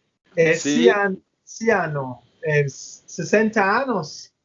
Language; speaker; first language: Portuguese; non-native, learner; English